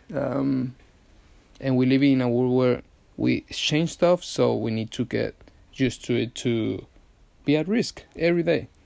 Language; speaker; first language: English; non-native, fluent; Spanish